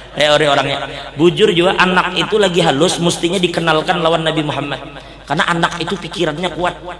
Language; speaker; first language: Indonesian; non-native, local second language; Banjar